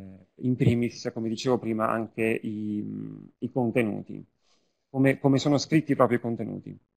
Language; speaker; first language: Italian; native; Italian